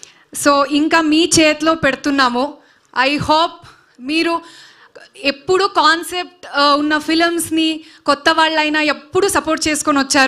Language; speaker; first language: Telugu; non-native, learner; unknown